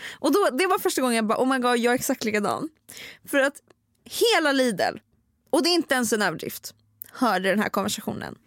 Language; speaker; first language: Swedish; native; Swedish